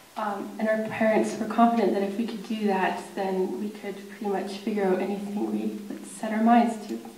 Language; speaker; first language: English; native; English